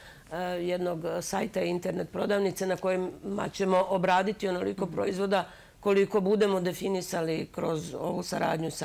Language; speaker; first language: Serbian; native; Serbian